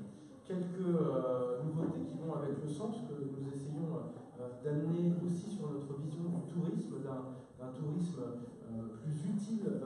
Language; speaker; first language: French; native; French